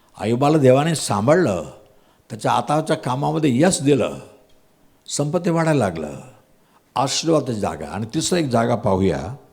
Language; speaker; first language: Marathi; non-native, local second language; Tamil